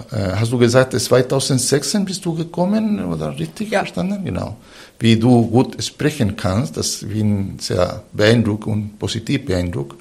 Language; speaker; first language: German; non-native, fluent; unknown